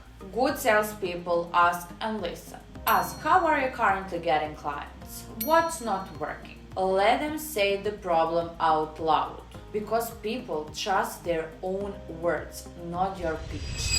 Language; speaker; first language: English; non-native, fluent; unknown